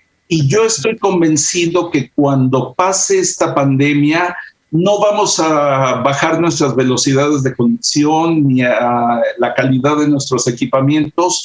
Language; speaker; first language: Spanish; native; Spanish